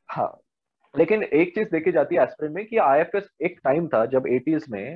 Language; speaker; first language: Hindi; non-native, local second language; Marathi